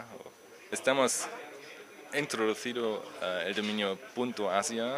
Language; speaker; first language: Spanish; non-native, learner; German